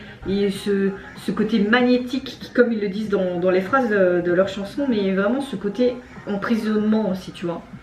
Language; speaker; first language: French; native; French